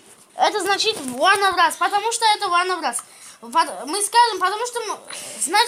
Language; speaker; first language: Russian; non-native, local second language; Kazakh